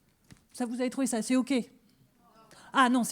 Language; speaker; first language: French; native; French